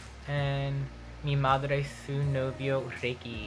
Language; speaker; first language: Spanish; non-native, learner; English